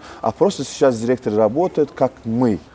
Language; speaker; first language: Russian; non-native, local second language; Azerbaijani